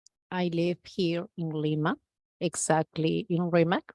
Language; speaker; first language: English; non-native, learner; Spanish